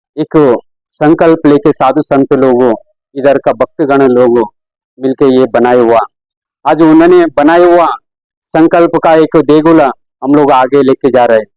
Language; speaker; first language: Hindi; non-native, local second language; Kannada